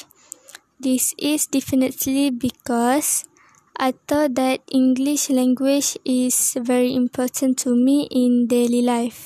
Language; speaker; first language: English; non-native, local second language; Malay